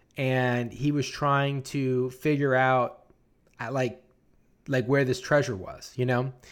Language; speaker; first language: English; native; English